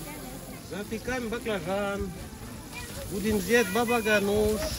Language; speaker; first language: Russian; non-native, learner; French